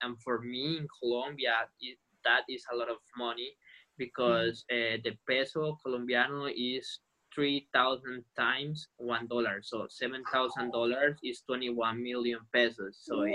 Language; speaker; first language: English; non-native, fluent; Spanish